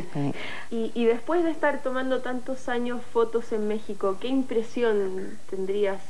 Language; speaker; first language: Spanish; native; Spanish